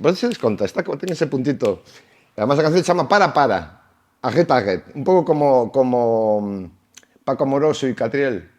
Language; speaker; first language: Spanish; native; Spanish